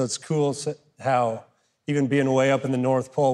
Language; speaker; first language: English; non-native, fluent; German